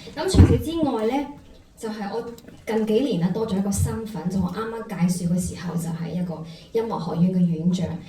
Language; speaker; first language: Cantonese; non-native, fluent; Chinese